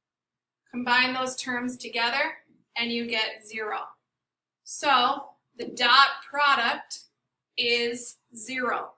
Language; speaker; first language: English; native; English